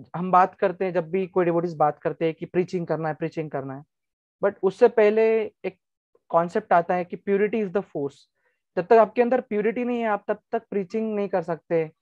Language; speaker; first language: Hindi; non-native, local second language; Gujarati